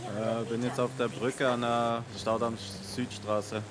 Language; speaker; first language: German; native; German